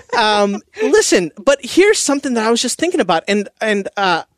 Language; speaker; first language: English; early bilingual, other home language; Hindi